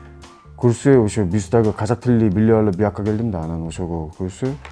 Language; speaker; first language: Kyrgyz; non-native, fluent; Korean